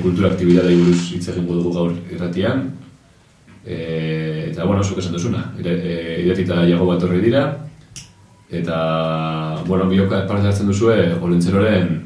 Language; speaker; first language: Basque; non-native, local second language; Spanish